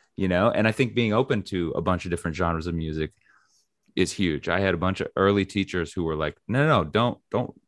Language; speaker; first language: English; native; English